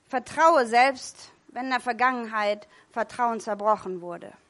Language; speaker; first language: German; non-native, fluent; English